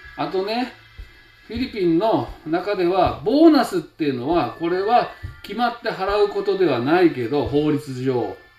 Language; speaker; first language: Japanese; native; Japanese